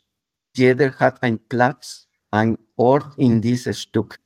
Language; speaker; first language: German; non-native, fluent; Spanish